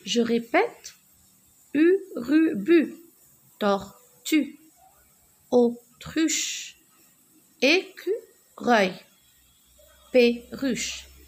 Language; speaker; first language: French; non-native, local second language; Arabic